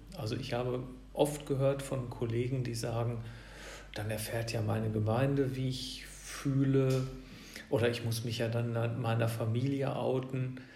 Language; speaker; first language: German; native; German